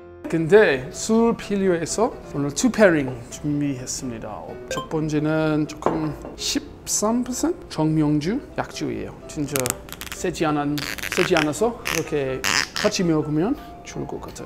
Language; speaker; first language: Korean; non-native, learner; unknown